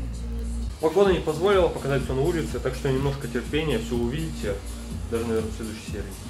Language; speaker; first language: Russian; native; Russian